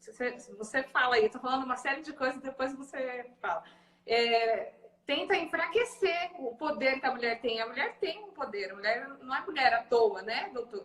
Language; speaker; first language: Portuguese; native; Portuguese